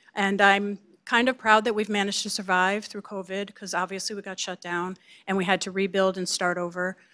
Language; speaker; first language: English; native; English